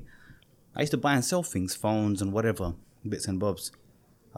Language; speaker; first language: English; native; English